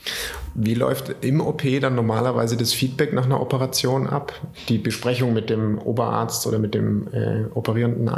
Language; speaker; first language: German; native; German